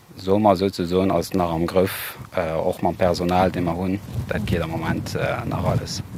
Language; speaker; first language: Luxembourgish; native; Luxembourgish